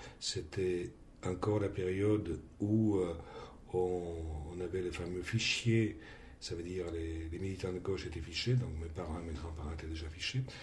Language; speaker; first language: French; non-native, fluent; Greek